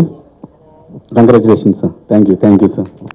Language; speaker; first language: Telugu; native; Telugu